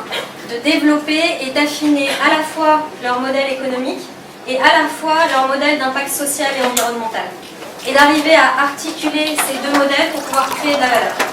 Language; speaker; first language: French; native; French